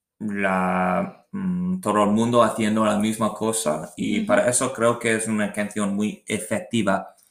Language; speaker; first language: Spanish; non-native, learner; English